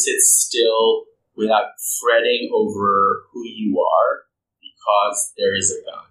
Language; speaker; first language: English; non-native, local second language; Filipino